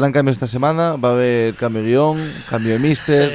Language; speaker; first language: Spanish; native; Spanish